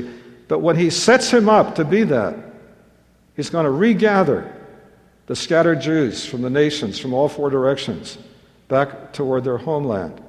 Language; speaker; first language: English; native; English